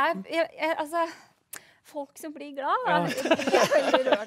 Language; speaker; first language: Norwegian; native; Norwegian